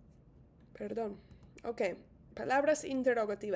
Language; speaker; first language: Spanish; non-native, fluent; English